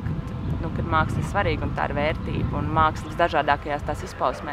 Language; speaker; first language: Latvian; native; Latvian